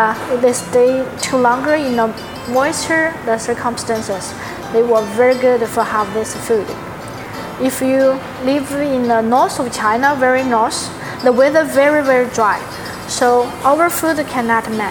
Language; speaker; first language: English; non-native, learner; Chinese